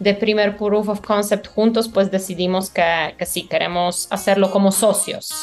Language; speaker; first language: Spanish; non-native, fluent; Polish